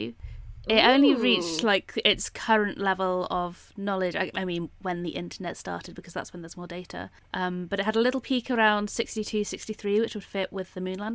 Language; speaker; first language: English; native; English